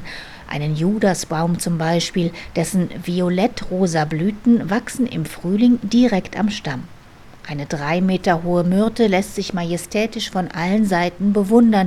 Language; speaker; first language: German; native; German